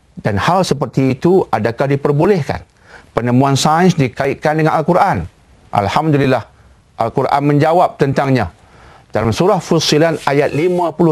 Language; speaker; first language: Malay; native; Malay